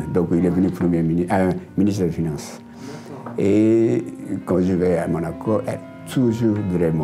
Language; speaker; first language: French; non-native, learner; Japanese